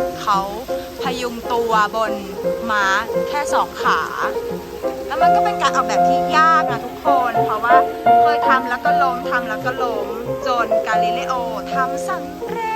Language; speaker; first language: Thai; native; Thai